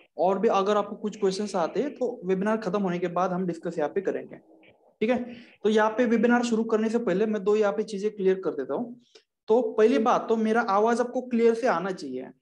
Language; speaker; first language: Hindi; non-native, local second language; Marathi